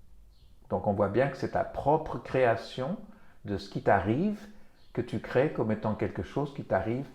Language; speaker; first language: French; native; French